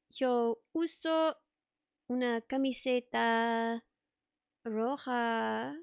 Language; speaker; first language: Spanish; non-native, learner; English